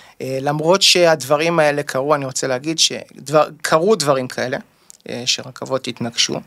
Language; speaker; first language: Hebrew; native; Hebrew